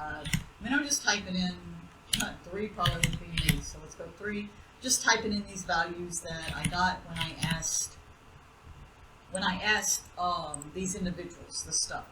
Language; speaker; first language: English; native; English